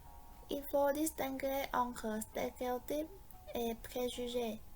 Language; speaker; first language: French; non-native, fluent; Vietnamese